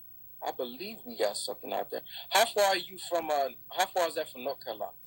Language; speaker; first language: English; native; English